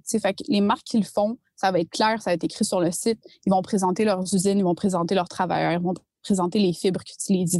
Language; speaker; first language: French; native; French